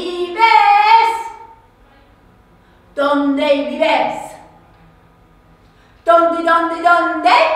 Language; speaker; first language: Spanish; non-native, learner; English